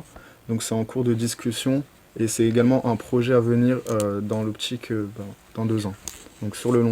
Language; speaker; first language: French; native; French